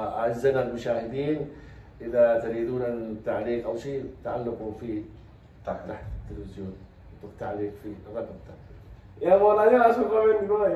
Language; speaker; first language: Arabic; non-native, fluent; Indonesian